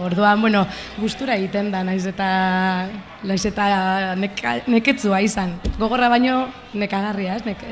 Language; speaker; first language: Basque; non-native, local second language; Spanish